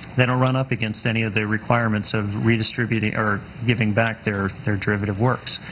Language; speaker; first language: English; native; English